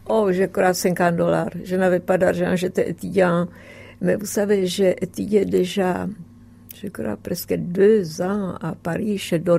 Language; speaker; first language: French; non-native, fluent; Czech